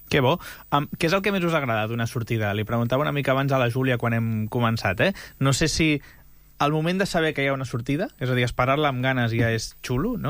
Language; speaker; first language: Catalan; native; Catalan